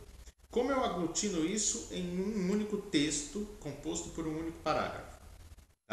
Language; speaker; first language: Portuguese; native; Portuguese